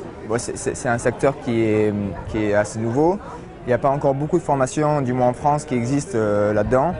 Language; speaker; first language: French; native; French